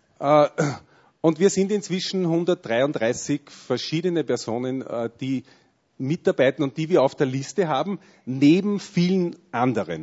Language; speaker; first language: German; native; German